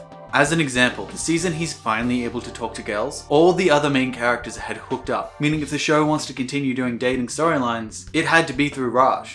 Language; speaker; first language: English; native; English